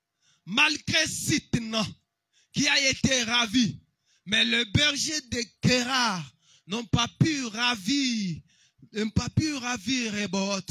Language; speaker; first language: French; non-native, local second language; Lingala